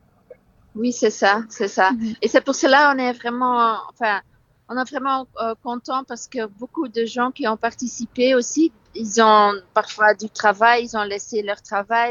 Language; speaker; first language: French; non-native, fluent; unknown